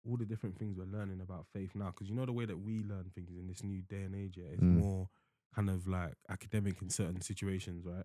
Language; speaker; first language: English; native; English